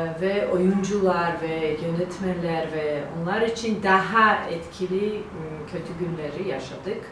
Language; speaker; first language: Turkish; non-native, learner; Georgian